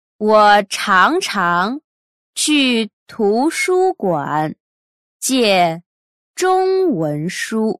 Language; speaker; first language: Chinese; non-native, learner; Russian